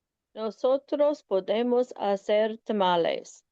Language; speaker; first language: Spanish; non-native, learner; English